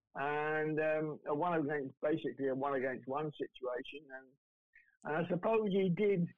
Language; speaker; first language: English; native; English